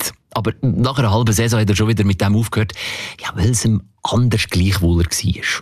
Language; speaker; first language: German; native; German